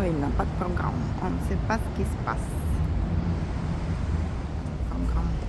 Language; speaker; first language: French; non-native, fluent; Russian